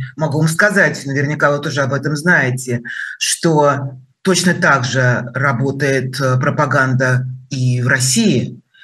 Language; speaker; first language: Russian; native; Russian